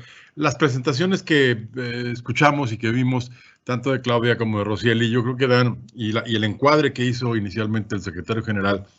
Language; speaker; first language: Spanish; native; Spanish